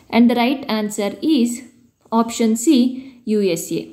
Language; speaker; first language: English; non-native, local second language; Kannada